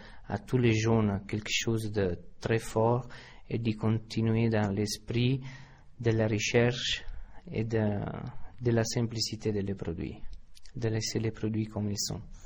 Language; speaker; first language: French; non-native, fluent; Italian